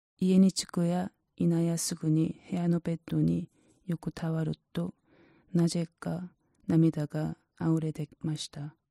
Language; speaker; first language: Japanese; non-native, learner; Korean